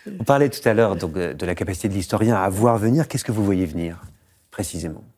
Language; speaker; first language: French; native; French